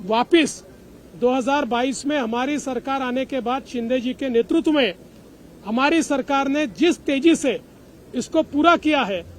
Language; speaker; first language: Hindi; non-native, local second language; Marathi